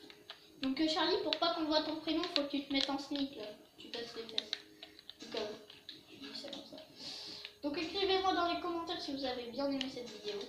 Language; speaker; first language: French; native; French